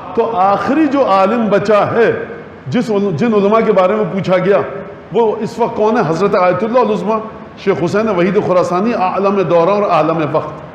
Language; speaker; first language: Urdu; native; Urdu